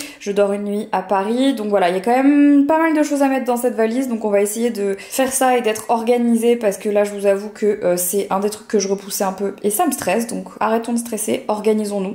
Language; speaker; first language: French; native; French